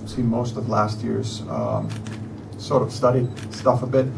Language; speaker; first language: English; non-native, fluent; Finnish